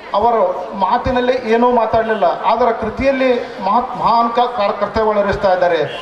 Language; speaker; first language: Kannada; native; Kannada